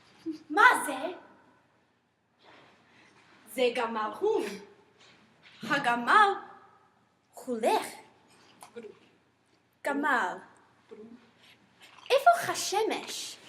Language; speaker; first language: Hebrew; non-native, learner; English